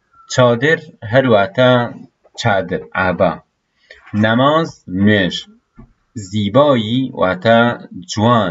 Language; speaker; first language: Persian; non-native, fluent; Central Kurdish